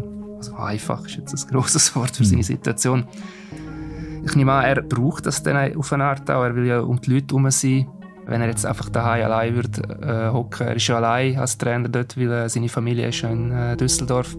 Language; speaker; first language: German; native; German